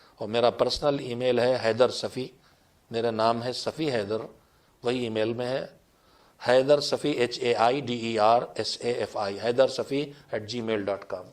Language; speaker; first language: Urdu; native; Urdu